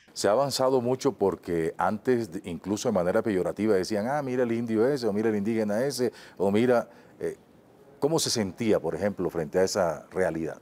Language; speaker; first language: Spanish; native; Spanish